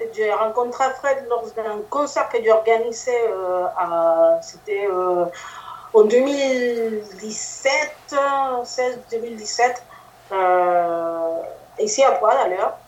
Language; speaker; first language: French; non-native, fluent; Spanish